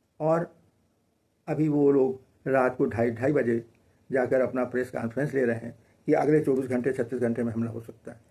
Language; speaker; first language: Hindi; native; Hindi